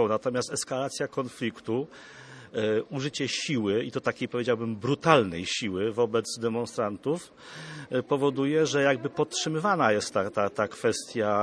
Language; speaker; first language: Polish; native; Polish